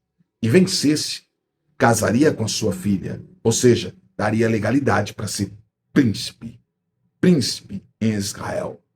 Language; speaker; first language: Portuguese; native; Portuguese